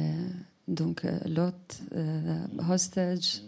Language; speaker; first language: French; non-native, fluent; Spanish